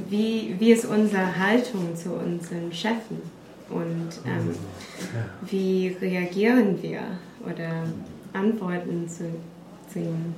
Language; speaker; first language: German; non-native, fluent; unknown